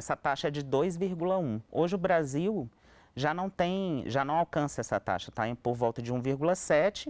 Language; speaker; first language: Portuguese; native; Portuguese